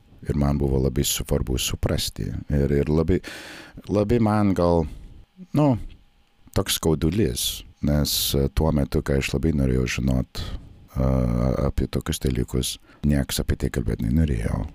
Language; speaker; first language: Lithuanian; non-native, fluent; English